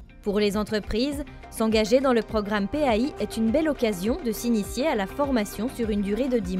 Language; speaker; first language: French; native; French